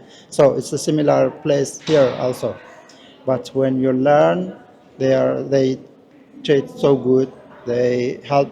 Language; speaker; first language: English; non-native, learner; Persian